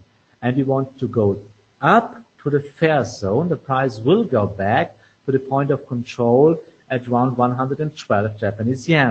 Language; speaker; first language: English; non-native, fluent; German